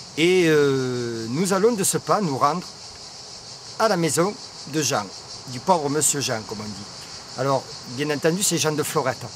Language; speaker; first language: French; native; French